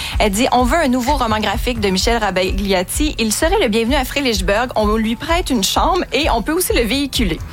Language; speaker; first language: French; native; French